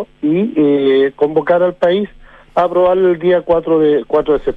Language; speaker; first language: Spanish; native; Spanish